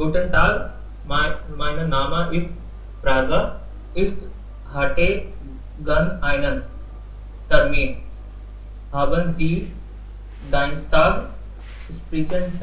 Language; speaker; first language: German; non-native, learner; Hindi